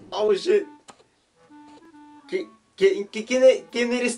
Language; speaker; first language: Spanish; native; Spanish